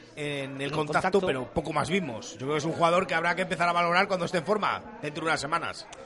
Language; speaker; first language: Spanish; native; Spanish